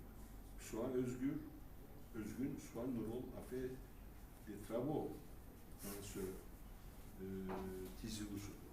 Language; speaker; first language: French; non-native, fluent; Turkish